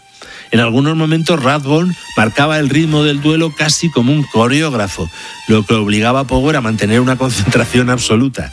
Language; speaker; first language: Spanish; native; Spanish